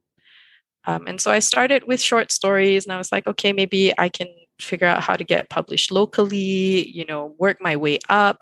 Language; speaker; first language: English; non-native, local second language; Malay